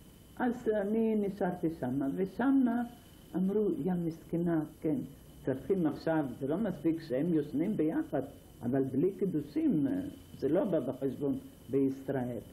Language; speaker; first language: Hebrew; non-native, fluent; Ladino